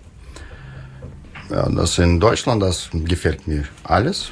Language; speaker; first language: German; non-native, learner; Russian